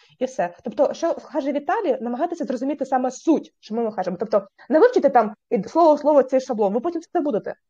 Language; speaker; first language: Ukrainian; native; Ukrainian